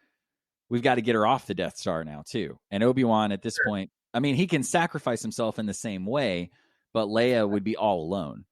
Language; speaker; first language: English; native; English